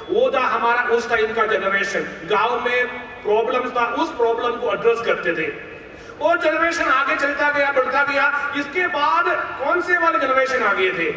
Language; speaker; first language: Hindi; non-native, local second language; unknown